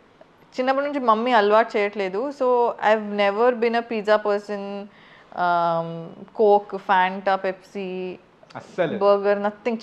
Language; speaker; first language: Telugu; non-native, fluent; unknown